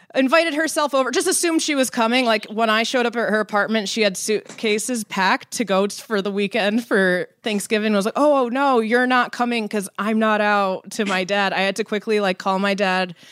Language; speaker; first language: English; early bilingual, other home language; Persian